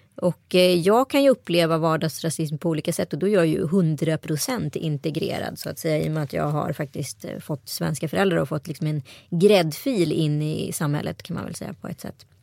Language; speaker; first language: Swedish; native; Swedish